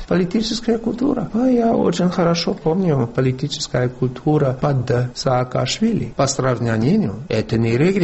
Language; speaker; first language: Russian; non-native, fluent; English